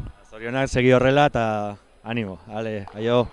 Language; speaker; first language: Basque; non-native, local second language; Spanish